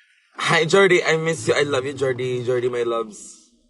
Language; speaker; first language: English; non-native, local second language; Cebuano